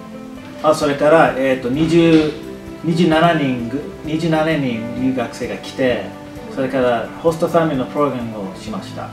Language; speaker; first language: Japanese; non-native, fluent; English